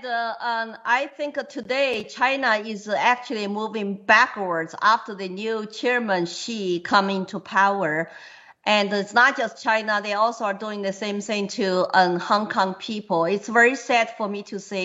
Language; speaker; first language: English; non-native, fluent; Chinese